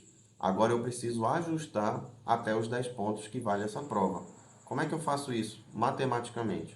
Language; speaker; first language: Portuguese; native; Portuguese